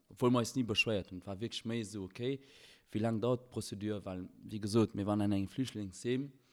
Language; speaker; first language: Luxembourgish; early bilingual, other home language; Albanian